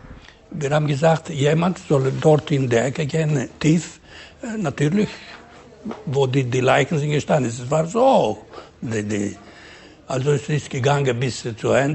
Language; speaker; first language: German; non-native, learner; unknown